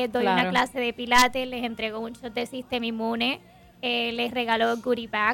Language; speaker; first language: Spanish; native; Spanish